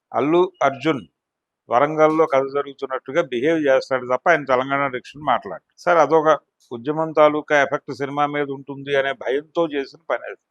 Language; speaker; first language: Telugu; native; Telugu